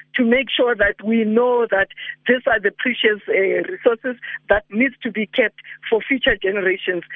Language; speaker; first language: English; non-native, local second language; Northern Sotho